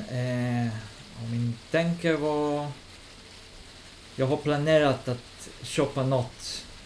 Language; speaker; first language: Swedish; non-native, learner; Hebrew